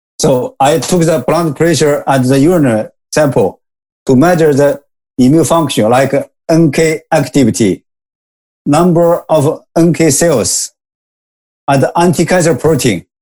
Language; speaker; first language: English; non-native, learner; Japanese